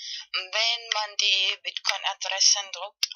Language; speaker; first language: German; non-native, fluent; Spanish